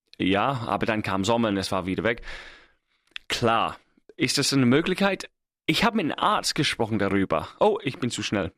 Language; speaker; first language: German; non-native, fluent; English